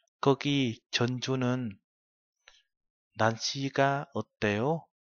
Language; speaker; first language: Korean; non-native, learner; Vietnamese